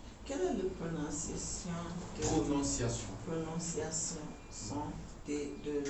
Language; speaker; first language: French; non-native, learner; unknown